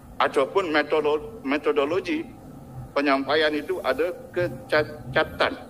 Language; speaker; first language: Malay; non-native, local second language; Iban